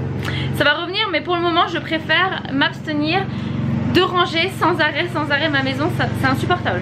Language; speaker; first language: French; native; French